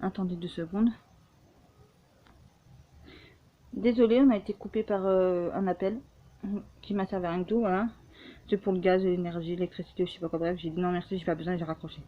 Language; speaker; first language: French; native; French